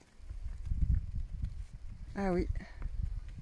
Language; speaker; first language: French; native; French